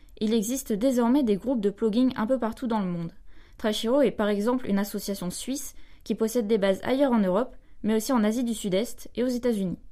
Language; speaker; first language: French; native; French